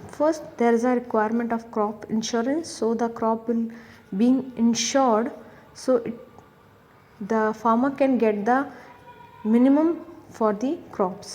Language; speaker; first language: English; non-native, local second language; Hindi